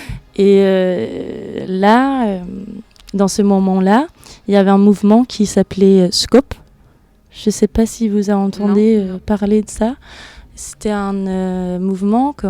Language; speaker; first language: French; non-native, fluent; Danish